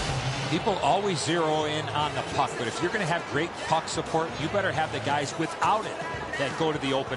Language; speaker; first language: English; native; English